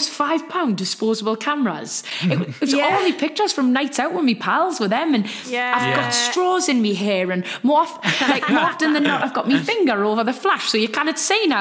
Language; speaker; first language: English; native; English